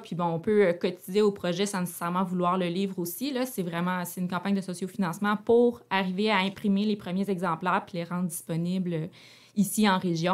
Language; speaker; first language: French; native; French